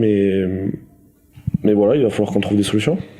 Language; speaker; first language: French; native; French